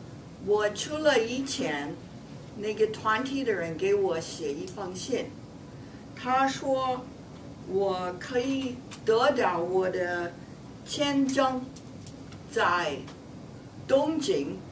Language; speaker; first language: Chinese; non-native, fluent; English